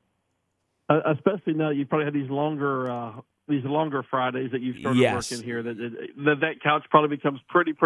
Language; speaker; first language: English; native; English